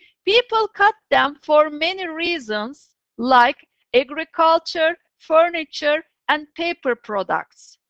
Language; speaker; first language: English; non-native, fluent; Turkish